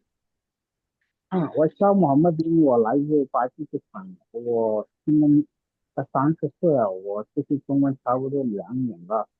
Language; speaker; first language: Chinese; non-native, learner; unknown